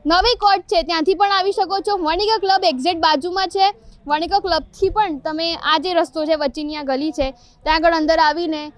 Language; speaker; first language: Gujarati; native; Gujarati